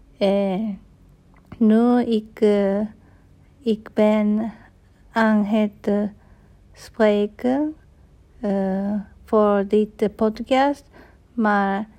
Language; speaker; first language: Dutch; non-native, learner; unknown